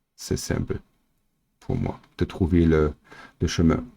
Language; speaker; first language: French; non-native, fluent; German